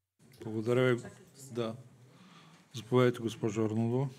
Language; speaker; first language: Bulgarian; native; Bulgarian